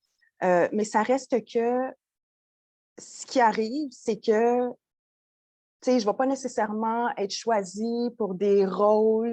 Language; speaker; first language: French; native; French